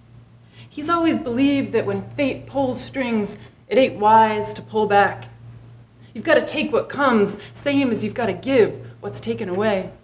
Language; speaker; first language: English; native; English